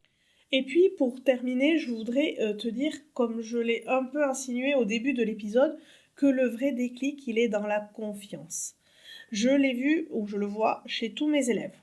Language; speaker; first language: French; native; French